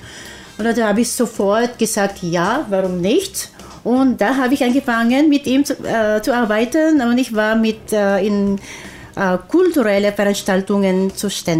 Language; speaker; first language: German; non-native, fluent; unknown